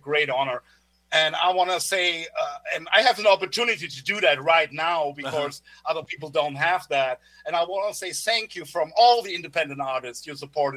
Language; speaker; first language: English; non-native, fluent; German